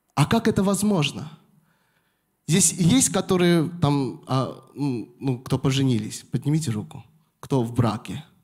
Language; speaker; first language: Russian; non-native, fluent; Korean